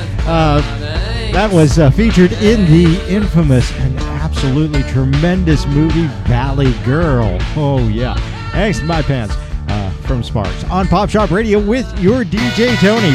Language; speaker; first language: English; native; English